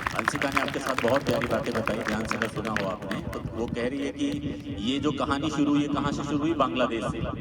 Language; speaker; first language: Hindi; native; Hindi